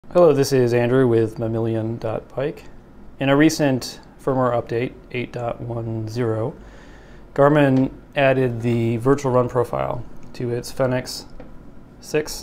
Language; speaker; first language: English; native; English